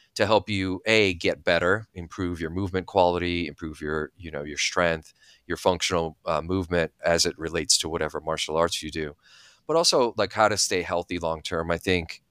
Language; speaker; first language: English; early bilingual, other home language; Bulgarian